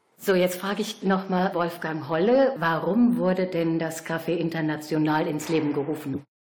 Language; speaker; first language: German; native; German